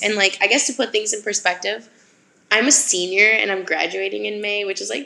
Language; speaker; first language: English; native; English